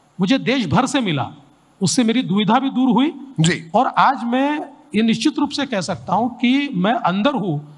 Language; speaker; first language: Hindi; non-native, local second language; Marathi